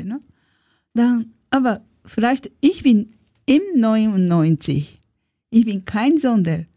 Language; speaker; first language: German; non-native, learner; Japanese